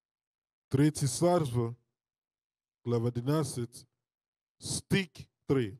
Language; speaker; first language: Russian; non-native, learner; English